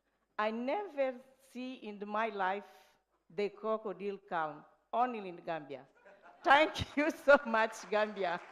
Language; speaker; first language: English; non-native, learner; Portuguese